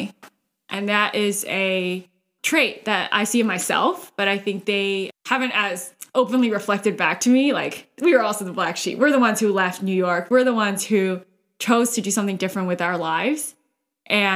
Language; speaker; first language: English; early bilingual, other home language; Cantonese